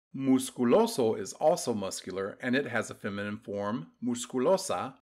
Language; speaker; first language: English; native; English